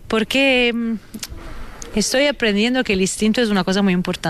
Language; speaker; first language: Spanish; non-native, fluent; Italian